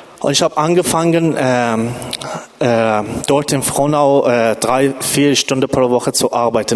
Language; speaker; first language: German; non-native, fluent; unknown